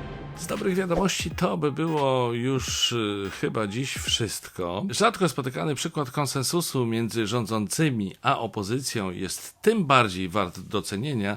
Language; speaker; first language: Polish; native; Polish